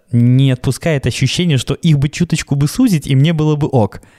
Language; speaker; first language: Russian; native; Russian